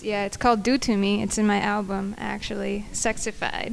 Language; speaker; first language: English; non-native, local second language; Spanish